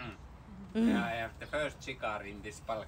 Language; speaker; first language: English; non-native, fluent; Finnish